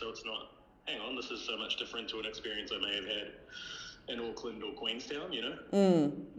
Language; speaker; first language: English; native; English